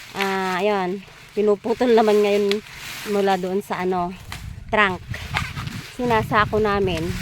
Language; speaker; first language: Filipino; non-native, local second language; Iloko